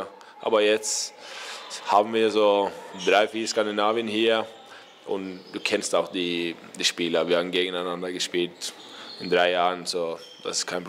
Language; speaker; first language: German; non-native, learner; Norwegian